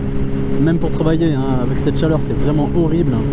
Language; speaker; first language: French; native; French